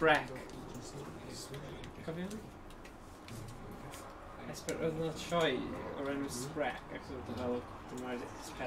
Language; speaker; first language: Welsh; native; Welsh